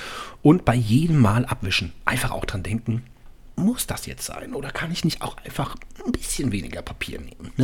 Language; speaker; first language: German; native; German